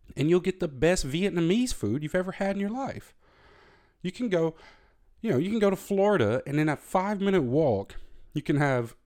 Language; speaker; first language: English; native; English